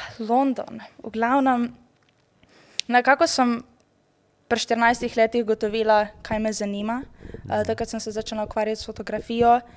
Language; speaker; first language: Slovenian; native; Slovenian